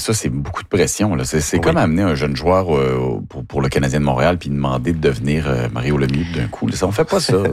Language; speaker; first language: French; native; French